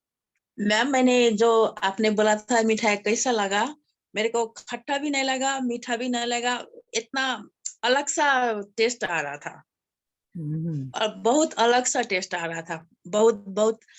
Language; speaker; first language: Hindi; non-native, learner; Nepali